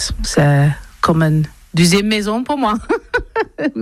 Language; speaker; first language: French; non-native, learner; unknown